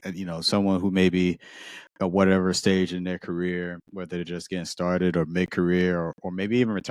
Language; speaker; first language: English; native; English